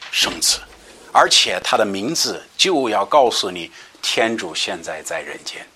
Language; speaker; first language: Chinese; non-native, fluent; English